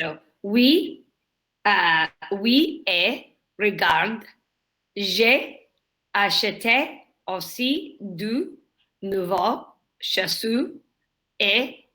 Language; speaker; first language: French; non-native, learner; English